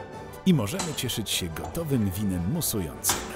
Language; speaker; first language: Polish; native; Polish